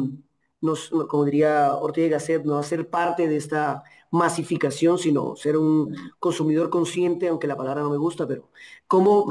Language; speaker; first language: Spanish; native; Spanish